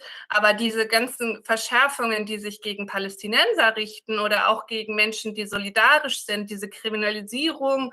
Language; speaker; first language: German; native; German